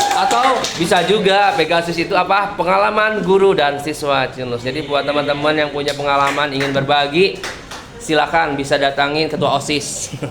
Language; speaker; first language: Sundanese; non-native, local second language; Indonesian